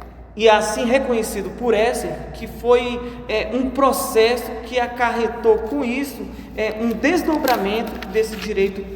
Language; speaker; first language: Portuguese; native; Portuguese